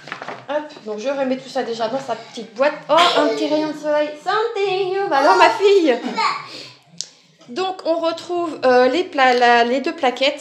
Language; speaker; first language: French; native; French